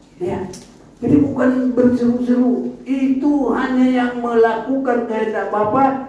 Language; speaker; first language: Indonesian; non-native, local second language; Batak Toba